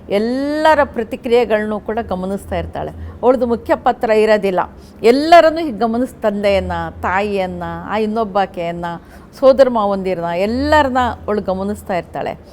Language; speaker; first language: Kannada; non-native, local second language; Urdu